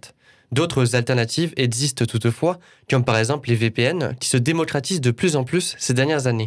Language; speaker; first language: French; native; French